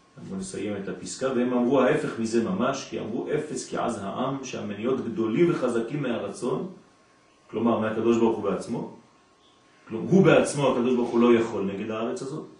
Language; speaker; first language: Hebrew; non-native, fluent; French